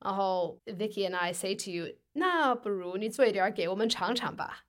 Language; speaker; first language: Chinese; non-native, fluent; English